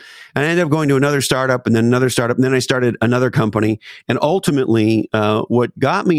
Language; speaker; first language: English; native; English